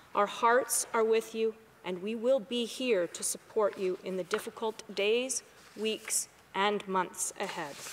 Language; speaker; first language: English; native; English